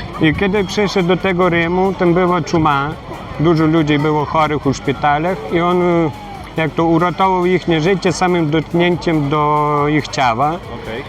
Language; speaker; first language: Polish; non-native, learner; Ukrainian